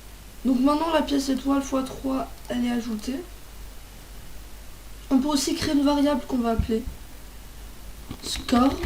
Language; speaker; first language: French; native; French